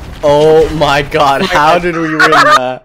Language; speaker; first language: English; native; English